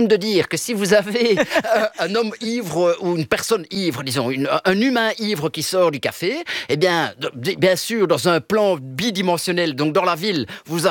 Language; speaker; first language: French; early bilingual, other home language; Italian